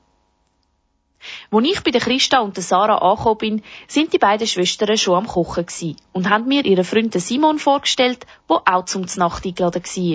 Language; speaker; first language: German; native; German